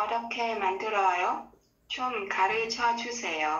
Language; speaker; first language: Korean; non-native, learner; Vietnamese